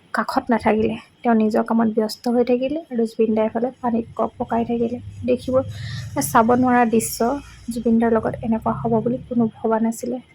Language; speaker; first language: Assamese; native; Assamese